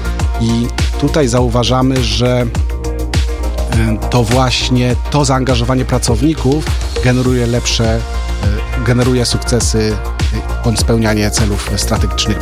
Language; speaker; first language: Polish; native; Polish